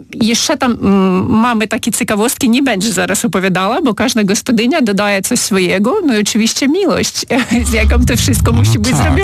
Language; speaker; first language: Polish; non-native, fluent; Ukrainian